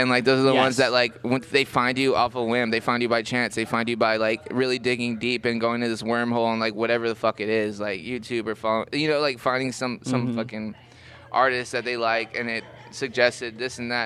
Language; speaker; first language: English; native; English